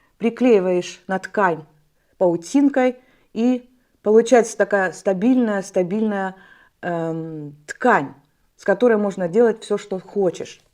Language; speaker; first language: Russian; native; Russian